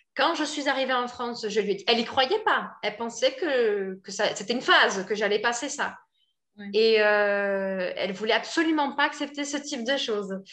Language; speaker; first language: French; native; French